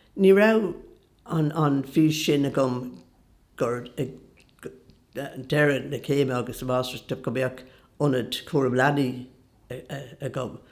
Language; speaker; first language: Irish; non-native, local second language; English